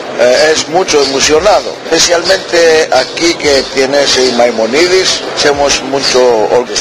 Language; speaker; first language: Spanish; early bilingual, heritage; Ladino